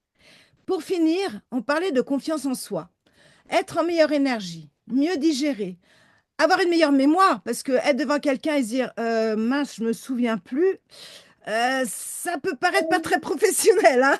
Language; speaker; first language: French; native; French